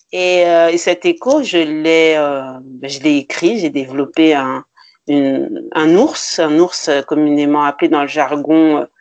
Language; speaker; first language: French; native; French